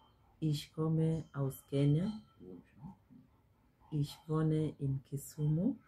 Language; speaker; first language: German; non-native, learner; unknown